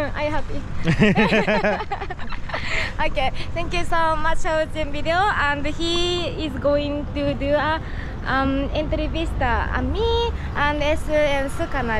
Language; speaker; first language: English; non-native, fluent; Japanese